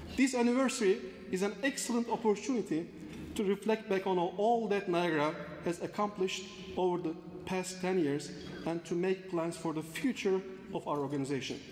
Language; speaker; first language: English; non-native, fluent; Turkish